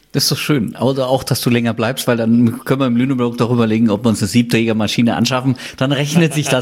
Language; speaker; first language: German; native; German